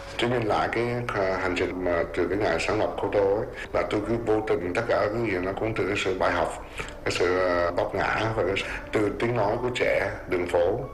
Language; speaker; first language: Vietnamese; early bilingual, heritage; Vietnamese